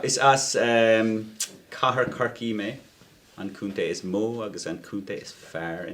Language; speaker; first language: Irish; non-native, local second language; English